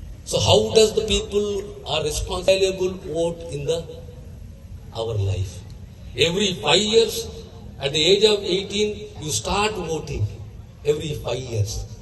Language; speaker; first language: English; non-native, local second language; Telugu